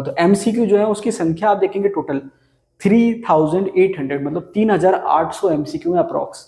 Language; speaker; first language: Hindi; native; Hindi